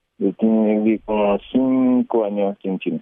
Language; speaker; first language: Spanish; non-native, learner; Haitian Creole